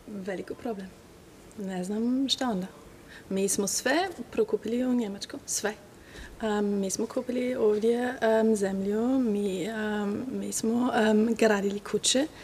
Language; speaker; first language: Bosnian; non-native, learner; German